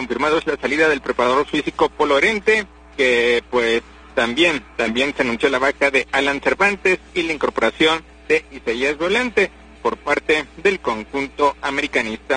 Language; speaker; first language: Spanish; native; Spanish